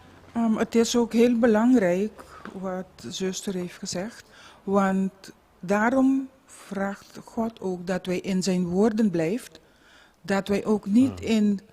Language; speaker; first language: Dutch; non-native, local second language; Papiamento